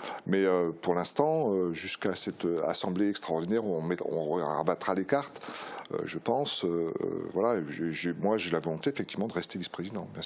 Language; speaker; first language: French; native; French